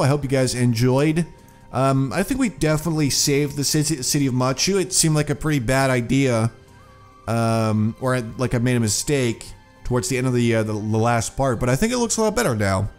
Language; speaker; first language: English; native; English